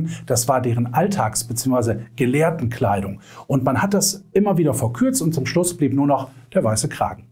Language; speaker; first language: German; native; German